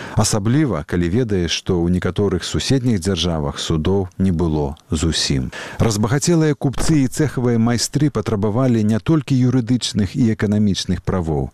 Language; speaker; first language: Belarusian; native; Belarusian